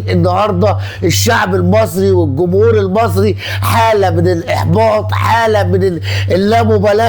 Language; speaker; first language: Arabic; native; Arabic